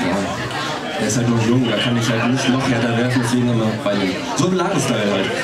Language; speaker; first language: German; native; German